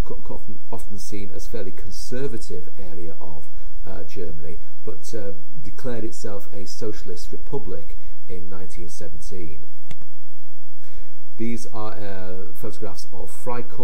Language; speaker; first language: English; native; English